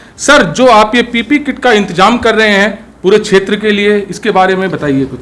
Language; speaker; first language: Hindi; native; Hindi